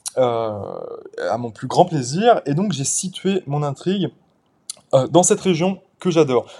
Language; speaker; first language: French; native; French